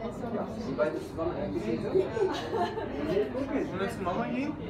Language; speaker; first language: German; non-native, learner; Arabic